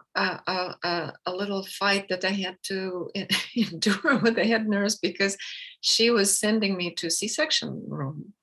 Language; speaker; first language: English; non-native, fluent; Russian